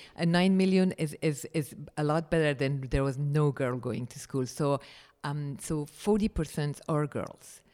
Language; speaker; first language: English; non-native, fluent; Persian